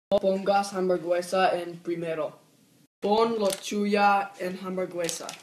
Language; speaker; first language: Spanish; non-native, learner; English